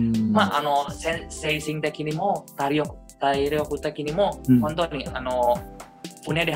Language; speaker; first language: Japanese; non-native, fluent; Indonesian